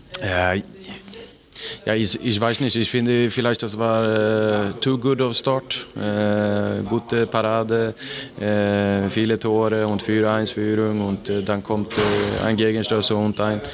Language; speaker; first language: German; non-native, learner; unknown